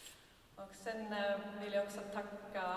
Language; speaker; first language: Swedish; non-native, fluent; Estonian